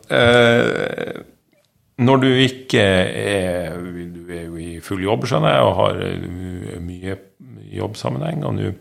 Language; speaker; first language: Norwegian; native; Norwegian